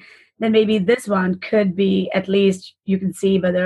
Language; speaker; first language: English; non-native, local second language; Hindi